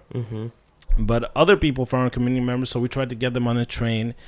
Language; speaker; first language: English; non-native, fluent; Russian